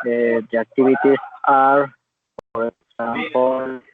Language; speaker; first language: English; non-native, learner; Spanish